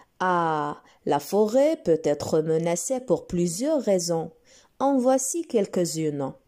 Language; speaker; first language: French; non-native, local second language; Arabic